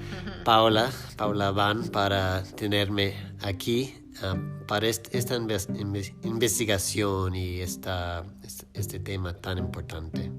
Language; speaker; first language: Spanish; non-native, fluent; English